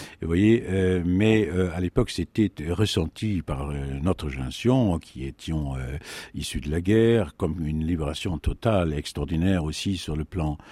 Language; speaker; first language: French; non-native, fluent; German